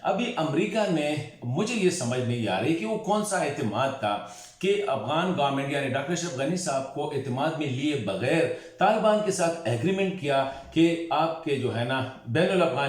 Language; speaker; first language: Hindi; non-native, local second language; Pashto